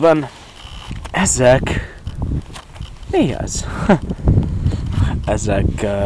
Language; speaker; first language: Hungarian; non-native, learner; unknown